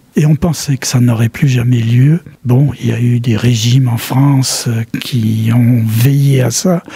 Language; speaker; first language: French; early bilingual, other home language; Polish